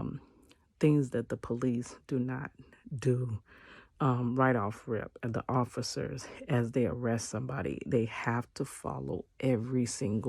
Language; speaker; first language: English; native; English